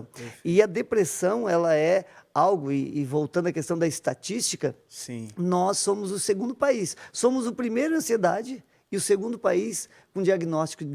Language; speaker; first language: Portuguese; native; Portuguese